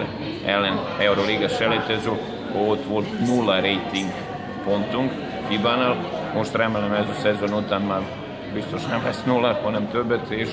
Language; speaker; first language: Hungarian; non-native, learner; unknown